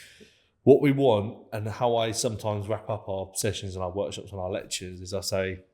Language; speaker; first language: English; native; English